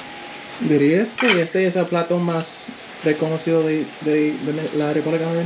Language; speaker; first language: Spanish; non-native, learner; English